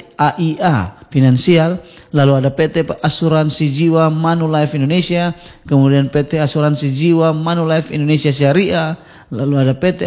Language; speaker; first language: Indonesian; non-native, local second language; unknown